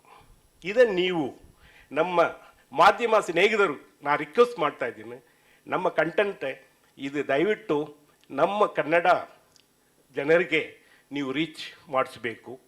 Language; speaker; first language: Kannada; non-native, learner; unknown